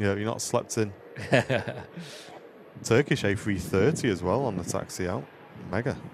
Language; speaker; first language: English; native; English